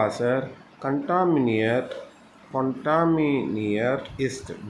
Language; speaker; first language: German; non-native, fluent; Tamil